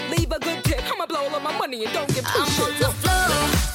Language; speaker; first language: English; non-native, fluent; Ukrainian